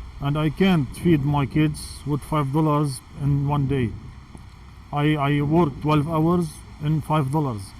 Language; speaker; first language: English; non-native, learner; Arabic